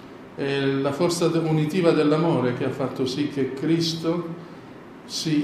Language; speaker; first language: Italian; native; Italian